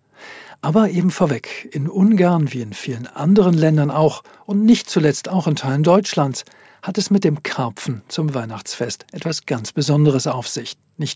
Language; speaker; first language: German; native; German